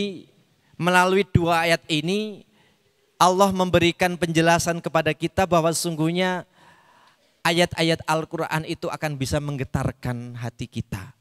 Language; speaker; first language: Indonesian; native; Indonesian